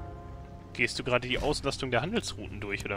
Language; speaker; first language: German; native; German